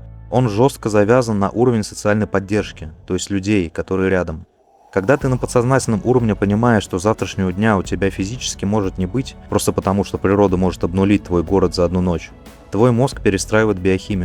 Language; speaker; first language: Russian; native; Russian